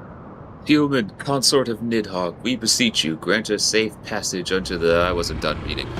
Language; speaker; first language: English; native; English